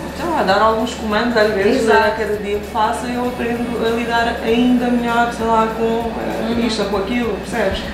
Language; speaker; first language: Portuguese; non-native, local second language; Kabuverdianu